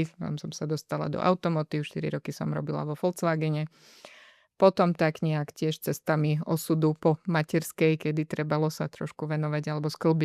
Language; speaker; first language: Slovak; native; Slovak